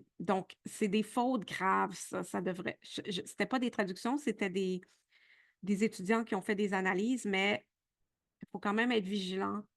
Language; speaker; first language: French; native; French